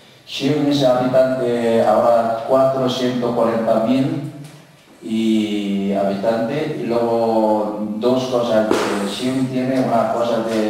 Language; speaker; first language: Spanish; non-native, learner; Korean